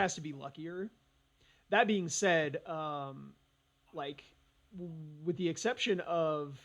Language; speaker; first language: English; native; English